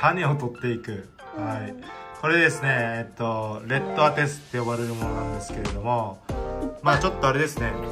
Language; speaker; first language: Japanese; native; Japanese